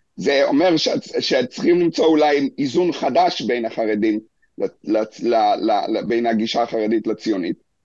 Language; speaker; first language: Hebrew; native; Hebrew